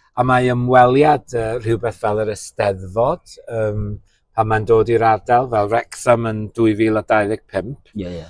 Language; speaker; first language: Welsh; native; Welsh